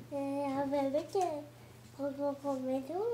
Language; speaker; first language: French; non-native, learner; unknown